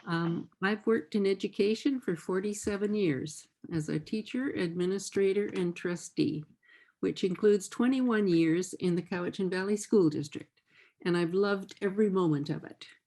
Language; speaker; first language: English; native; English